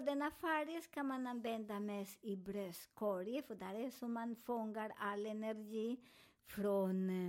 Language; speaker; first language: Swedish; non-native, learner; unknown